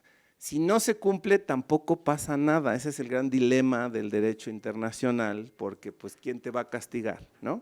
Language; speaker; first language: Spanish; native; Spanish